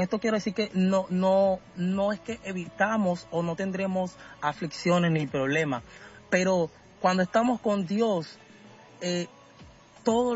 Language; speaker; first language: Spanish; native; Spanish